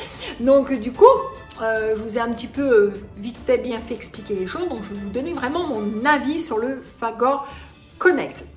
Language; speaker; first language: French; native; French